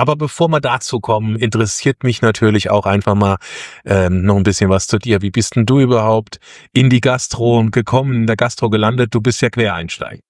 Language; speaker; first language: German; native; German